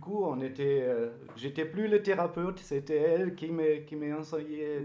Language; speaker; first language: French; non-native, fluent; German